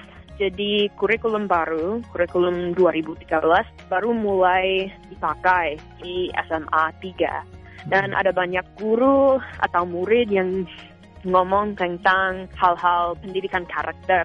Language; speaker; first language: Indonesian; non-native, fluent; English